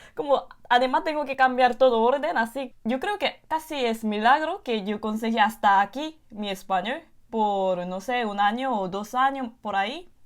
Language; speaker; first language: Spanish; non-native, fluent; Korean